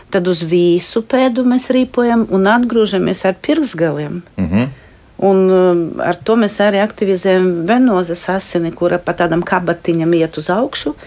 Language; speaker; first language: Latvian; non-native, local second language; Russian